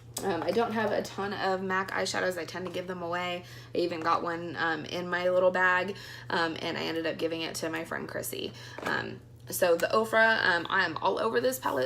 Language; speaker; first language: English; native; English